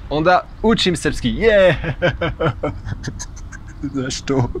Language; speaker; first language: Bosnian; non-native, learner; French